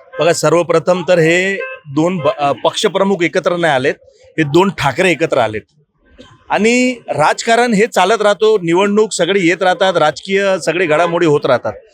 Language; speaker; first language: Marathi; native; Marathi